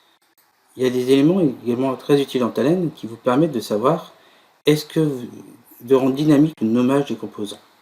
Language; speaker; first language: French; native; French